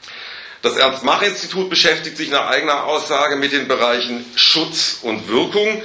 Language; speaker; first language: German; native; German